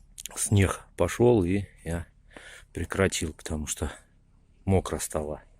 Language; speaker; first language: Russian; native; Russian